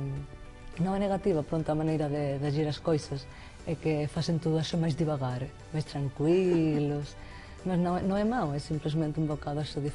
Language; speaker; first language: Portuguese; non-native, fluent; Spanish